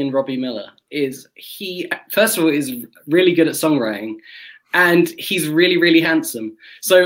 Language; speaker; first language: English; native; English